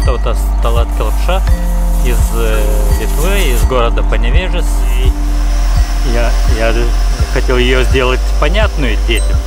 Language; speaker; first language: Russian; non-native, fluent; Lithuanian